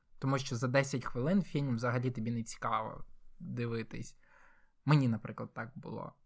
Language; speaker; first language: Ukrainian; native; Ukrainian